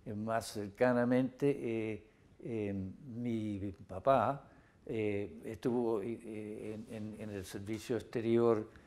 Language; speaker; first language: Spanish; non-native, fluent; English